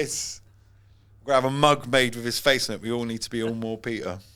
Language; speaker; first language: English; native; English